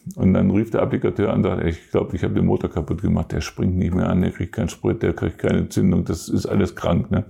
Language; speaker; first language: German; native; German